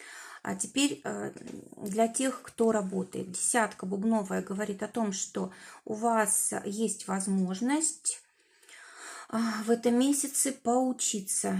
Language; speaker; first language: Russian; native; Russian